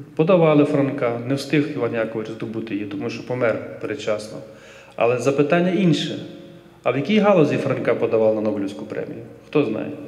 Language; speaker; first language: Ukrainian; native; Ukrainian